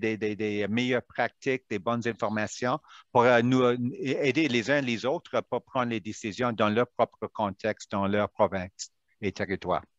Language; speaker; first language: French; non-native, local second language; English